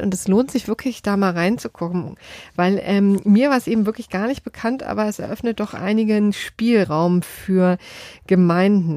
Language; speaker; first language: German; native; German